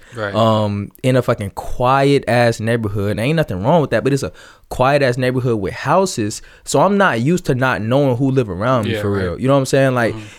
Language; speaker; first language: English; native; English